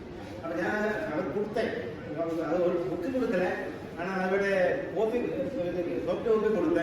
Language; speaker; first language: Tamil; non-native, learner; Malayalam